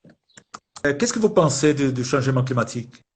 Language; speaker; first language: French; non-native, fluent; Portuguese